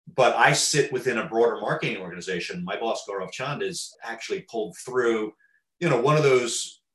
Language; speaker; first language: English; native; English